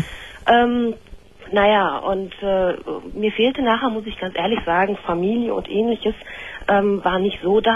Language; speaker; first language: German; native; German